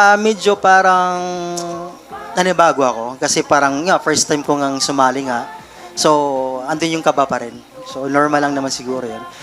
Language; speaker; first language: Filipino; non-native, local second language; Cebuano